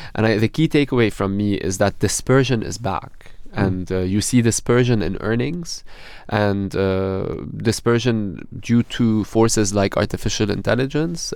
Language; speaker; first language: English; non-native, fluent; Arabic